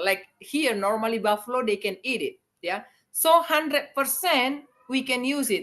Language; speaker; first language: English; non-native, learner; Indonesian